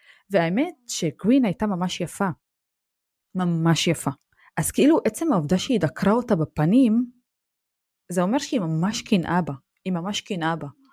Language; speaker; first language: Hebrew; non-native, local second language; Arabic